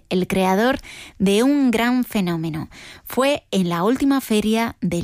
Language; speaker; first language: Spanish; native; Spanish